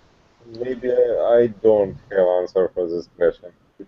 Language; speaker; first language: English; non-native, learner; Russian